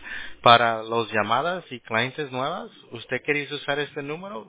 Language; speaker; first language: Spanish; early bilingual, heritage; Spanish